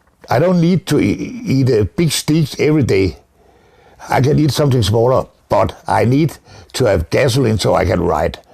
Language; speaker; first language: English; non-native, fluent; Danish